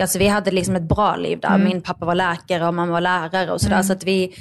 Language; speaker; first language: Swedish; early bilingual, other home language; Arabic